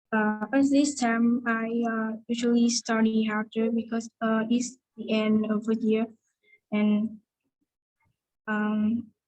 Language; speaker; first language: English; non-native, learner; Vietnamese